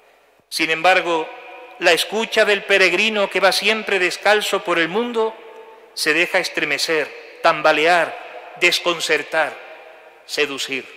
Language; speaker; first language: Spanish; native; Spanish